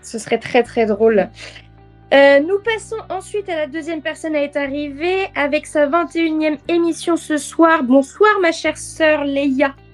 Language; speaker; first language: French; native; French